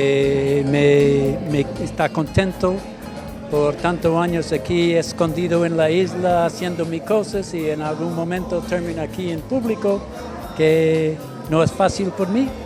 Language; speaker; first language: Spanish; non-native, learner; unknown